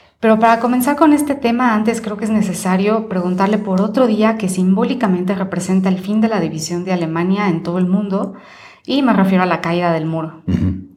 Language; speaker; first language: Spanish; native; Spanish